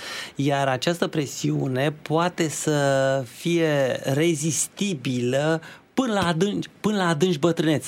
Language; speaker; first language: Romanian; native; Romanian